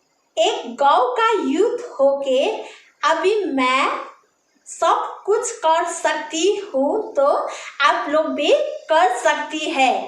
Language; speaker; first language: Hindi; non-native, local second language; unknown